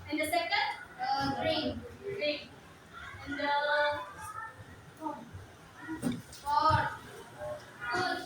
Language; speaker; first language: English; non-native, learner; Indonesian